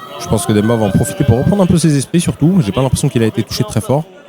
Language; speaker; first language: French; native; French